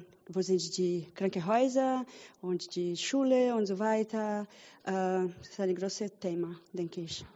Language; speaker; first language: German; non-native, learner; Portuguese